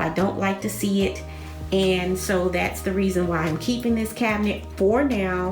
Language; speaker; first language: English; native; English